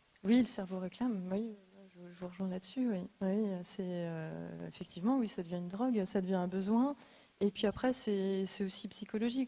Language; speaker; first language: French; native; French